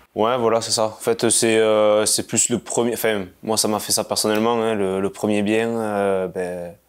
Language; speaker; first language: French; native; French